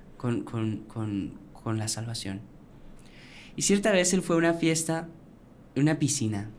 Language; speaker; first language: Spanish; native; Spanish